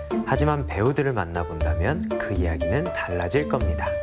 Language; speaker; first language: Korean; native; Korean